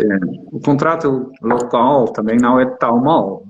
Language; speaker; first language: Portuguese; non-native, fluent; Dutch